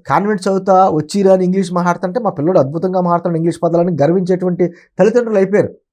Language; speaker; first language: Telugu; native; Telugu